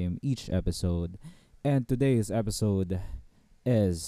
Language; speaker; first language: English; non-native, local second language; Filipino